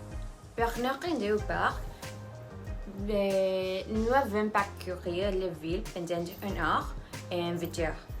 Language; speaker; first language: French; non-native, learner; Spanish